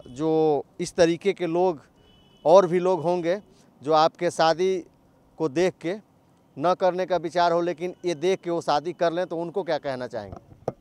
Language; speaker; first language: Hindi; native; Hindi